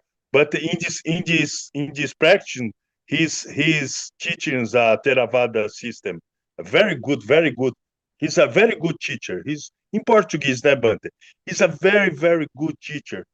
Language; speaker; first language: English; non-native, learner; Portuguese